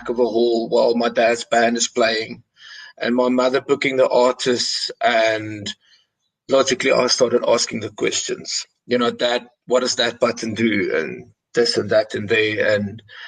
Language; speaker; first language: English; non-native, local second language; Afrikaans